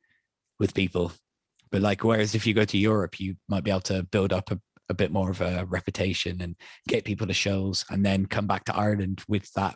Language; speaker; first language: English; native; English